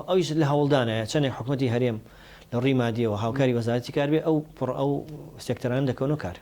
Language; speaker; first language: Central Kurdish; native; Central Kurdish